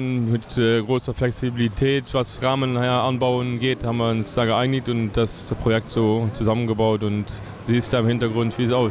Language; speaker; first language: German; native; German